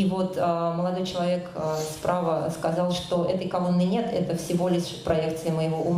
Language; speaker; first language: Russian; native; Russian